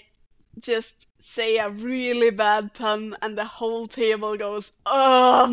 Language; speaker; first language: English; non-native, fluent; Norwegian